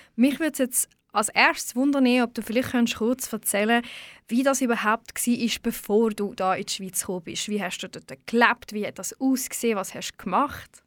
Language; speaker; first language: German; early bilingual, other home language; Swiss German